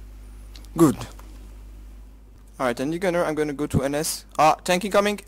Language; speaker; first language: English; non-native, fluent; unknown